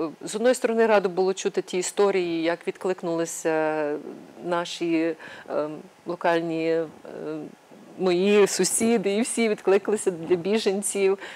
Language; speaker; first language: Ukrainian; native; Ukrainian